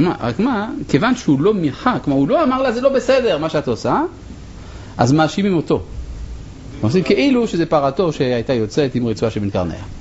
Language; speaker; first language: Hebrew; non-native, fluent; French